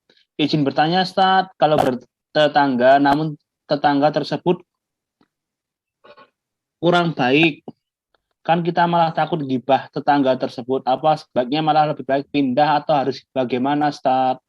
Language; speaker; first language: Indonesian; native; Indonesian